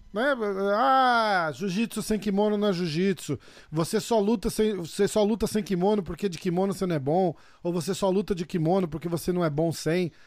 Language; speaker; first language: Portuguese; native; Portuguese